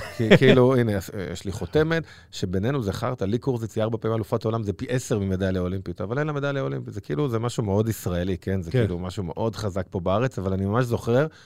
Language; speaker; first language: Hebrew; native; Hebrew